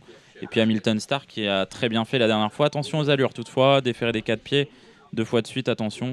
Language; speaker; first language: French; native; French